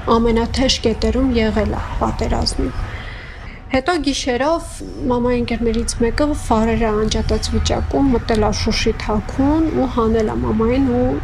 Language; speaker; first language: Armenian; native; Armenian